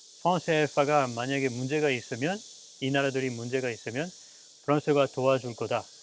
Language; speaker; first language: Korean; non-native, fluent; French